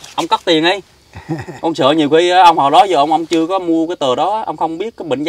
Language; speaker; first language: Vietnamese; native; Vietnamese